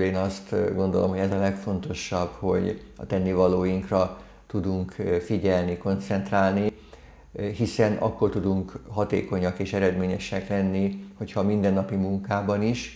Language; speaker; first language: Hungarian; native; Hungarian